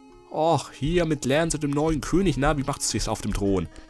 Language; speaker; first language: German; native; German